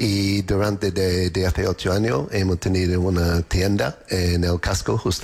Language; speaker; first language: Spanish; non-native, fluent; English